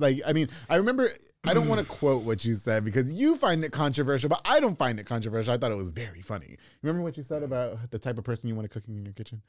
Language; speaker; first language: English; native; English